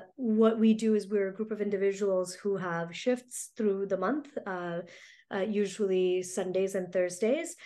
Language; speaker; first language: English; early bilingual, other home language; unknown